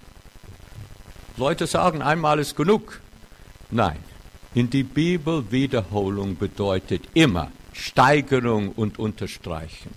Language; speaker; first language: German; non-native, fluent; English